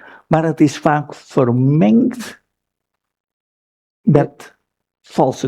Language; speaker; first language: Dutch; non-native, fluent; Indonesian